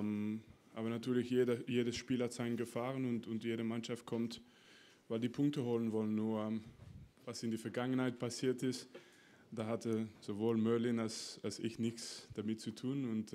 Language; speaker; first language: German; non-native, fluent; French